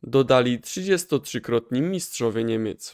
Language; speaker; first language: Polish; native; Polish